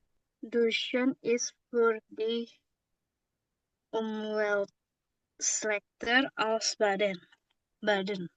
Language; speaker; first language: German; non-native, learner; Indonesian